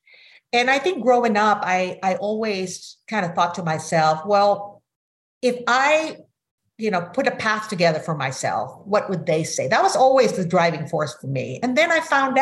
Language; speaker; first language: English; non-native, local second language; Filipino